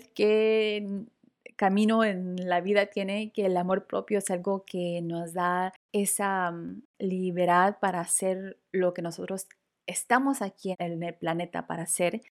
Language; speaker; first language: Spanish; early bilingual, heritage; Spanish